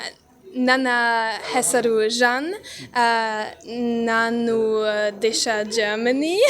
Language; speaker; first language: Kannada; non-native, learner; German